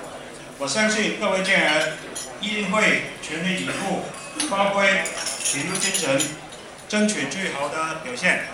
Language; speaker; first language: Chinese; non-native, local second language; Cantonese